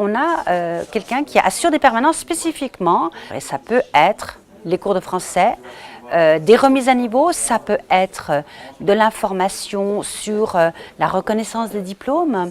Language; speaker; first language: French; native; French